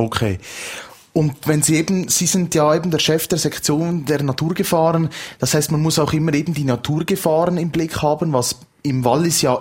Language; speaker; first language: German; native; German